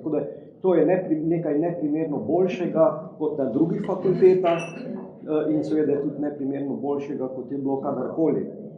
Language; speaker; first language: Slovenian; native; Slovenian